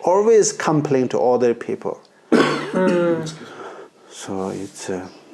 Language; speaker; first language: English; non-native, learner; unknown